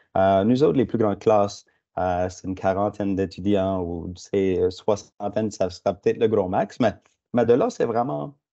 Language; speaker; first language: French; native; French